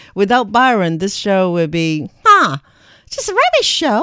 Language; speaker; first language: English; non-native, fluent; Chinese